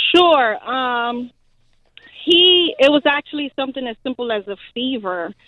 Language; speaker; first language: English; early bilingual, other home language; Haitian Creole